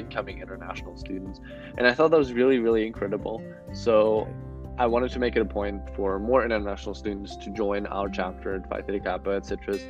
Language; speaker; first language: English; non-native, fluent; German